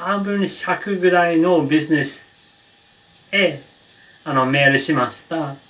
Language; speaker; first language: Japanese; non-native, learner; English